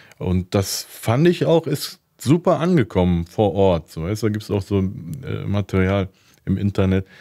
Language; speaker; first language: German; early bilingual, other home language; Turkish